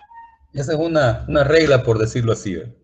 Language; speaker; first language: Spanish; native; Spanish